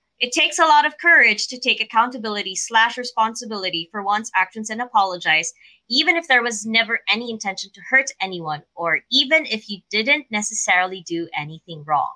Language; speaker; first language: English; non-native, local second language; Filipino